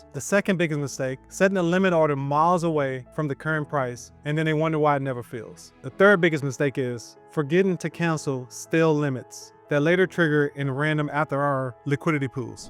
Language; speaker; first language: English; native; English